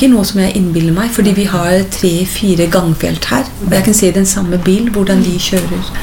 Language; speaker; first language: Norwegian; non-native, fluent; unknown